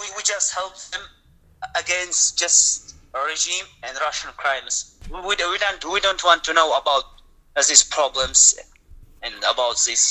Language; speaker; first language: English; non-native, learner; Russian